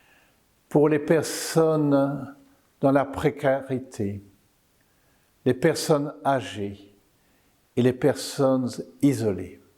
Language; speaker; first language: French; native; French